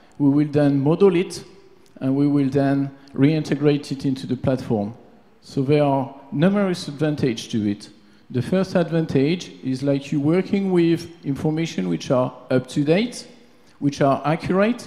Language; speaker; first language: English; non-native, fluent; French